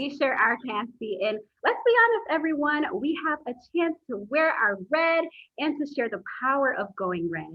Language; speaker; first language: English; native; English